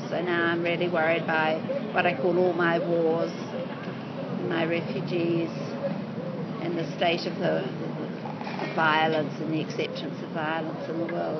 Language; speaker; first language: English; native; English